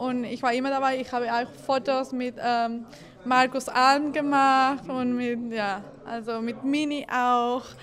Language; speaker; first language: German; non-native, fluent; Spanish